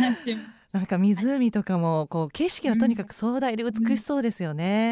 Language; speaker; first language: Japanese; native; Japanese